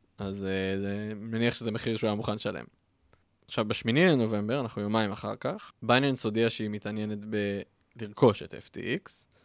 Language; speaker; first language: Hebrew; native; Hebrew